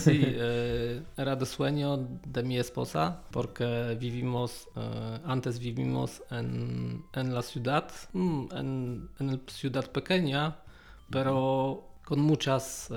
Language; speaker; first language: Spanish; non-native, learner; Polish